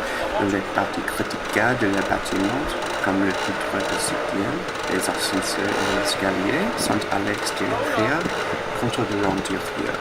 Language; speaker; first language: French; non-native, learner; English